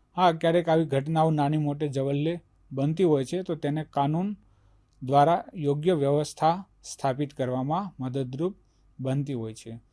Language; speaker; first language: Gujarati; native; Gujarati